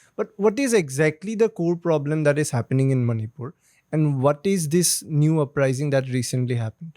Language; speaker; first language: English; non-native, local second language; Assamese